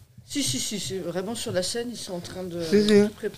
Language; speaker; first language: French; native; French